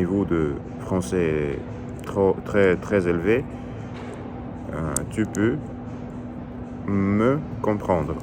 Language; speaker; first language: French; non-native, learner; Russian